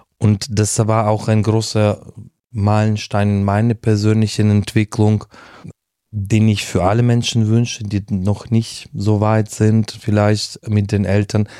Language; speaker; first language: German; non-native, fluent; Russian